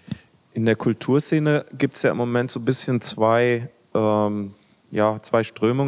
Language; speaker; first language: German; native; German